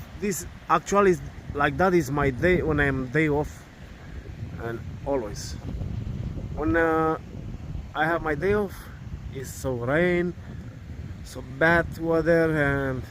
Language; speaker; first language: English; non-native, learner; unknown